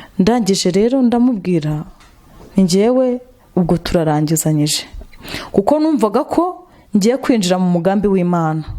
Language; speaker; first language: Kinyarwanda; native; Kinyarwanda